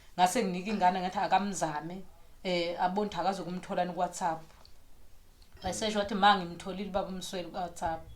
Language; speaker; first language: Zulu; native; Zulu